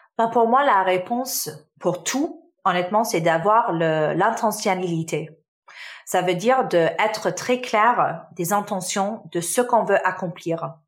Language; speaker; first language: French; early bilingual, other home language; Arabic